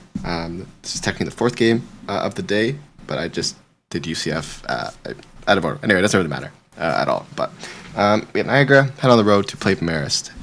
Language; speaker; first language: English; native; English